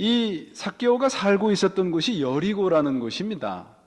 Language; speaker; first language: Korean; native; Korean